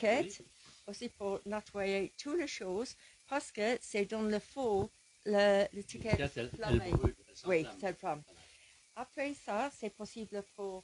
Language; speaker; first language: French; non-native, learner; English